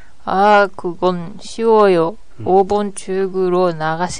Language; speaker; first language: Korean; non-native, learner; Japanese